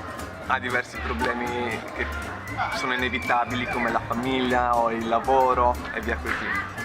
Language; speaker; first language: Italian; native; Italian